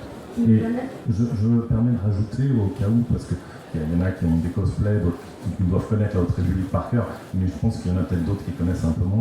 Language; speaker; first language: French; native; French